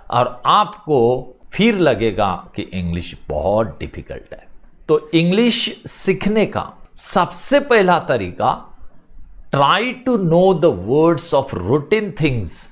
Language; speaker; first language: Hindi; non-native, local second language; Marathi